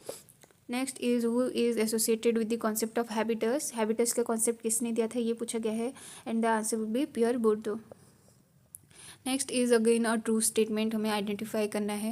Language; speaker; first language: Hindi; native; Hindi